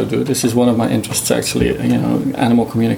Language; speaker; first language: English; non-native, fluent; Dutch